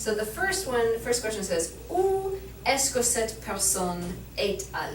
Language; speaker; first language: French; non-native, learner; English